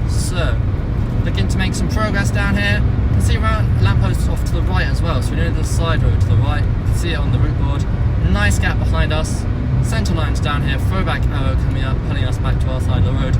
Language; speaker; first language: English; native; English